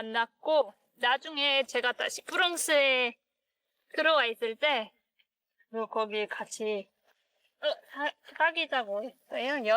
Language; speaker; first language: Korean; non-native, fluent; French